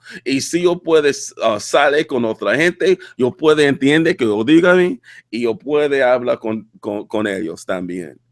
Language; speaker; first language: Spanish; non-native, learner; English